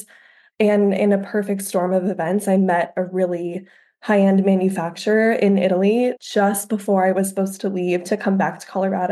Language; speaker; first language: English; native; English